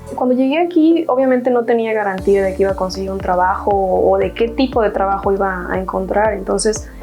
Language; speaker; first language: Spanish; native; Spanish